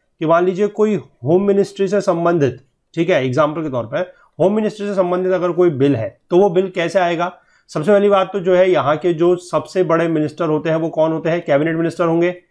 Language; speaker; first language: Hindi; native; Hindi